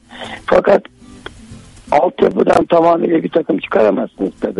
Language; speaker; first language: Turkish; native; Turkish